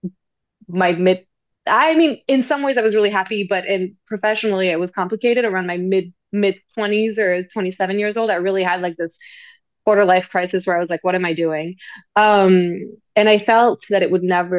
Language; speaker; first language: English; non-native, fluent; French